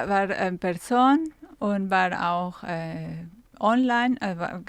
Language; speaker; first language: German; non-native, fluent; Spanish